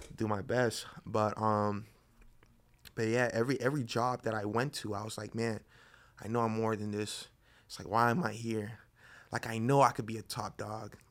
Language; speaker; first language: English; native; English